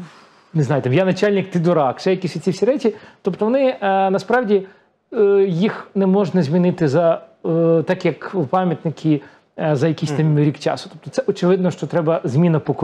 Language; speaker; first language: Ukrainian; native; Ukrainian